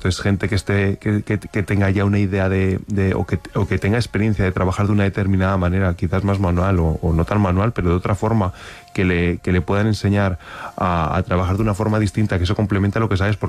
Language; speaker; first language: Spanish; native; Spanish